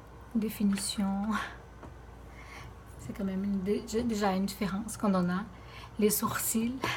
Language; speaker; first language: French; non-native, fluent; Portuguese